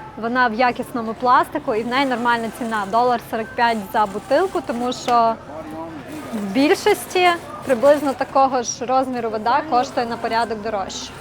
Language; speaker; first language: Ukrainian; non-native, local second language; Russian